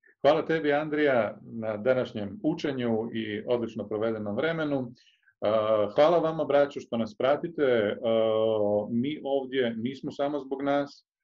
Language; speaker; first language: Croatian; native; Croatian